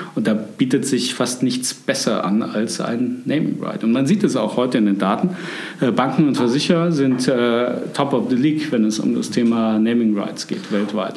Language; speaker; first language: German; native; German